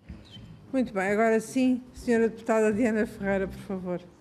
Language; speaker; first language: Portuguese; native; Portuguese